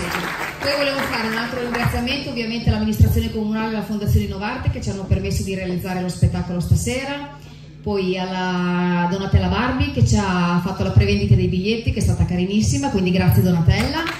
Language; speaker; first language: Italian; native; Italian